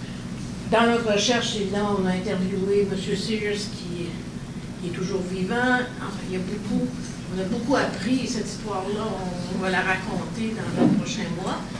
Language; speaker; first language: French; native; French